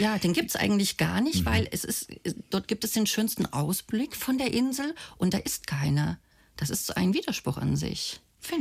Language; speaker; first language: German; native; German